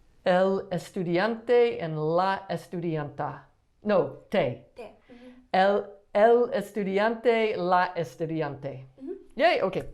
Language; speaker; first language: Spanish; non-native, learner; English